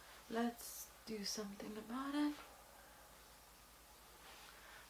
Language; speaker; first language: English; non-native, fluent; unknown